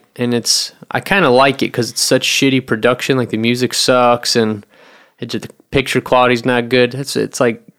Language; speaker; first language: English; native; English